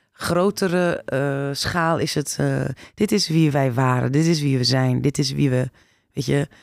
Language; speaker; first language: Dutch; early bilingual, other home language; Turkish